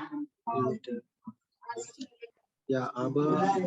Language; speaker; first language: German; non-native, learner; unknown